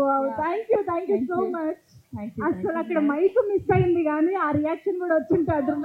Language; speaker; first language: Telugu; native; Telugu